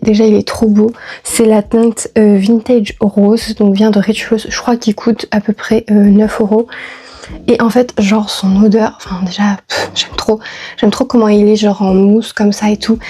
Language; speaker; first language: French; native; French